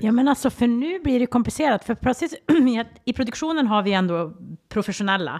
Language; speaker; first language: Swedish; native; Swedish